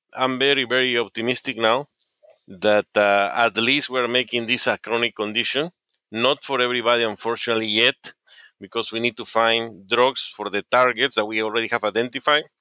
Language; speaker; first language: English; non-native, fluent; Spanish